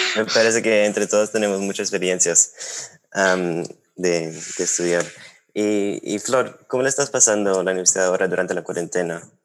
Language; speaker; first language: Spanish; non-native, fluent; English